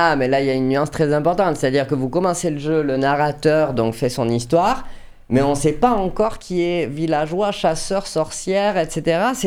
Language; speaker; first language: French; native; French